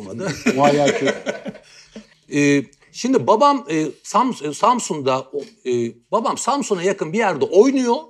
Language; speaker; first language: Turkish; native; Turkish